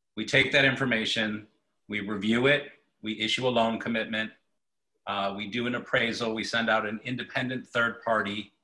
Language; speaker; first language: English; native; English